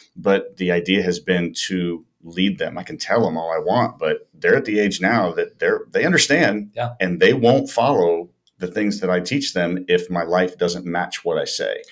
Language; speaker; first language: English; native; English